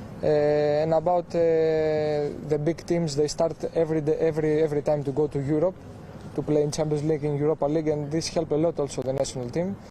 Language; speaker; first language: English; non-native, fluent; Greek